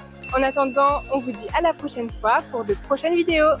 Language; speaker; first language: French; native; French